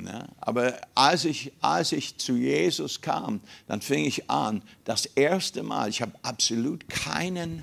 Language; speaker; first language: German; non-native, fluent; English